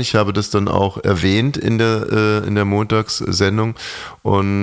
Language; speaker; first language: German; native; German